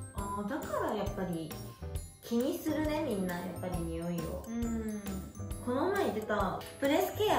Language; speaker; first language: Japanese; non-native, local second language; Chinese